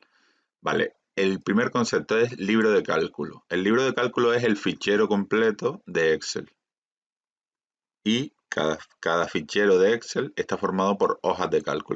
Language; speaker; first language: Spanish; native; Spanish